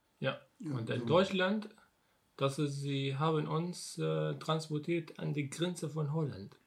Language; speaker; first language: German; non-native, learner; Arabic